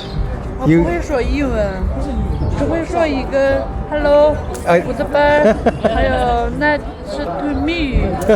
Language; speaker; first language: Chinese; non-native, local second language; Tibetan